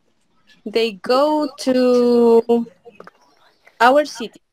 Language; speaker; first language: English; non-native, learner; Spanish